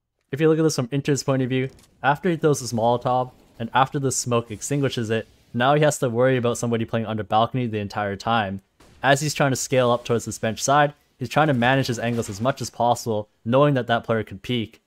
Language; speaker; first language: English; native; English